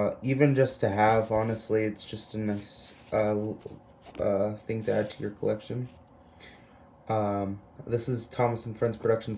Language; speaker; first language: English; native; English